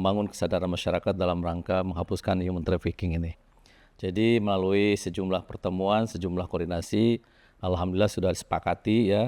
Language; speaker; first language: Indonesian; native; Indonesian